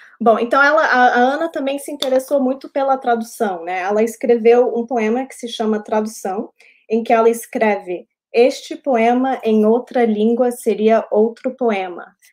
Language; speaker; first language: Portuguese; early bilingual, heritage; Portuguese